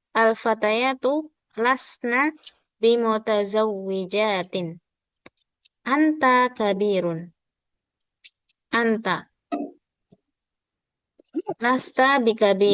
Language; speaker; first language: Arabic; non-native, fluent; Indonesian